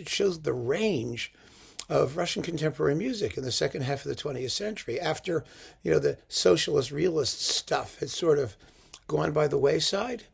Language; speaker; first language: English; native; English